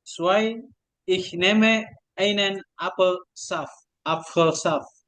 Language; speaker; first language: German; non-native, learner; Indonesian